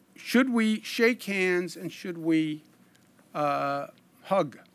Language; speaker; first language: English; native; English